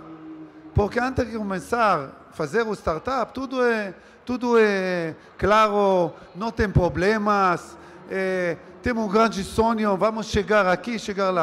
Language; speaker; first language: Portuguese; non-native, learner; Hebrew